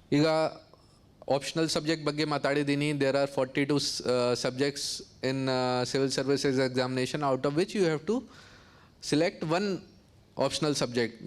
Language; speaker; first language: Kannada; non-native, learner; Hindi